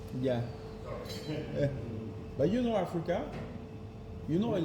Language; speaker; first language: English; non-native, learner; French